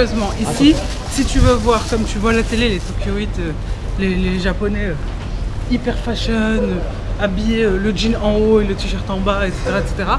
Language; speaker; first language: French; native; French